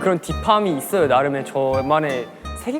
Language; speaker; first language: Korean; native; Korean